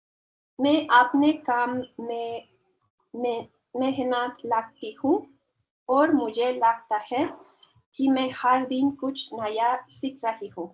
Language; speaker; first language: Hindi; non-native, learner; Spanish